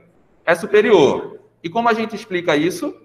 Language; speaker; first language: Portuguese; native; Portuguese